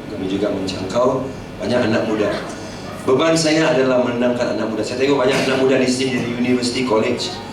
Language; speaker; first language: Malay; non-native, local second language; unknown